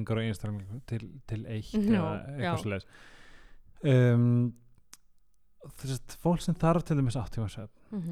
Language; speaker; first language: Icelandic; native; Icelandic